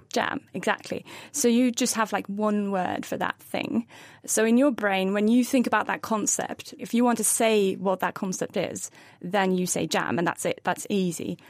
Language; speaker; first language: English; non-native, fluent; Norwegian